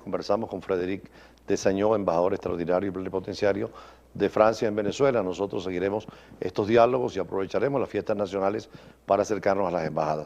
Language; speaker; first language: Spanish; native; Spanish